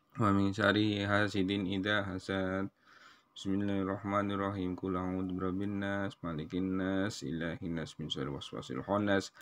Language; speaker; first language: Arabic; non-native, learner; Indonesian